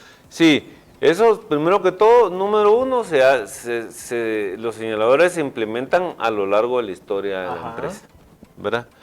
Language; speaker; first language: Spanish; native; Spanish